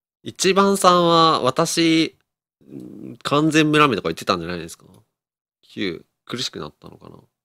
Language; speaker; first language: Japanese; native; Japanese